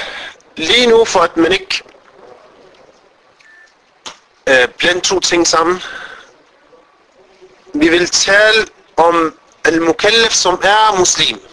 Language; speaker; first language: Danish; non-native, fluent; Arabic